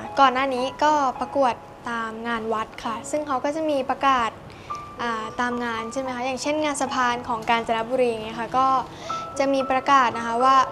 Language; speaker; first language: Thai; native; Thai